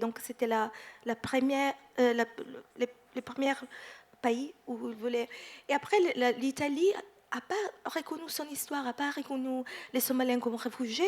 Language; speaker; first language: French; non-native, fluent; Italian